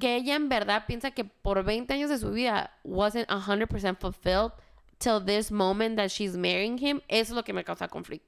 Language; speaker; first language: Spanish; early bilingual, heritage; Spanish